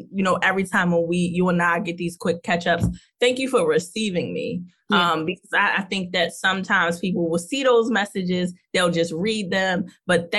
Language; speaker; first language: English; native; English